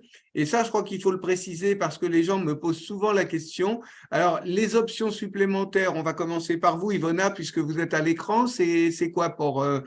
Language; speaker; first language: French; native; French